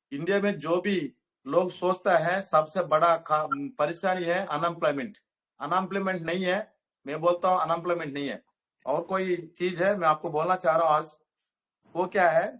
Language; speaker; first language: Hindi; non-native, local second language; Telugu